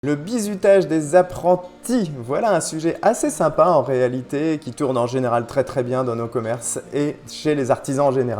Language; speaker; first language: French; native; French